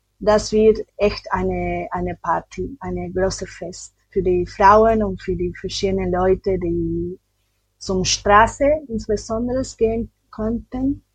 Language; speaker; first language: German; non-native, learner; Spanish